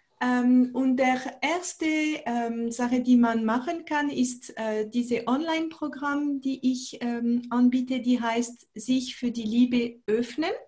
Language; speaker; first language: German; non-native, fluent; French